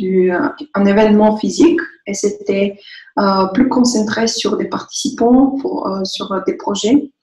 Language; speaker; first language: French; non-native, fluent; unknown